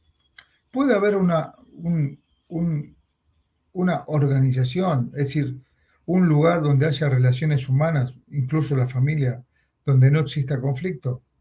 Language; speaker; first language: Spanish; native; Spanish